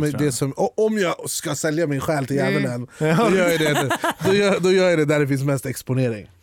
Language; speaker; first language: Swedish; native; Swedish